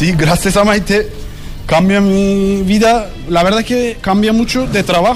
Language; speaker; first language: Spanish; non-native, fluent; Turkish